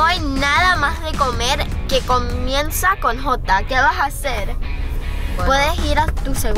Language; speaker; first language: Spanish; early bilingual, heritage; Spanish